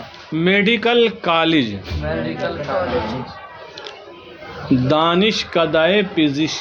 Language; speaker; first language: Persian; non-native, fluent; Urdu